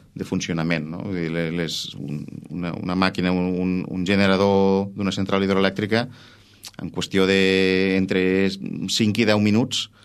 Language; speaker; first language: Catalan; native; Catalan